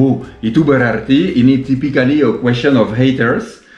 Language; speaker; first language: Indonesian; non-native, learner; French